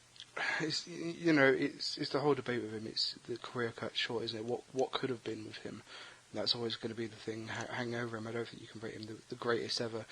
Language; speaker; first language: English; native; English